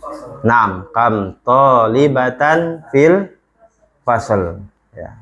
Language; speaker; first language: Arabic; non-native, fluent; Indonesian